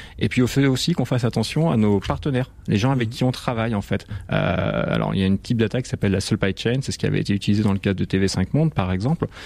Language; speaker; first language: French; native; French